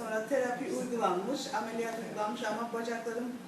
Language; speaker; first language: Turkish; early bilingual, heritage; Turkish